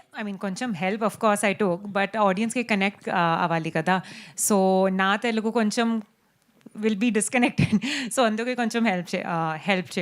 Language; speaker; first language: Telugu; non-native, learner; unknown